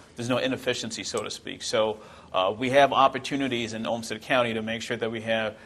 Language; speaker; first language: English; non-native, local second language; Yoruba